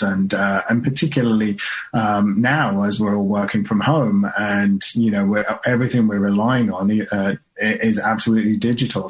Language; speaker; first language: English; native; English